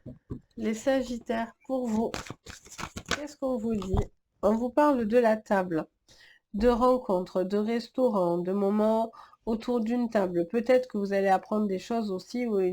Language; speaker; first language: French; native; French